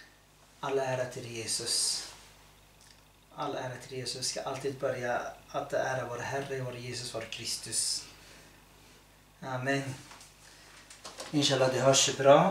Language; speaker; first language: Swedish; early bilingual, other home language; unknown